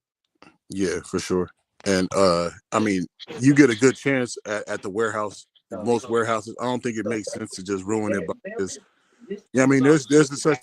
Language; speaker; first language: English; native; English